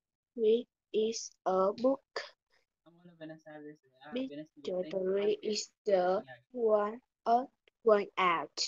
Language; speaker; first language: English; non-native, learner; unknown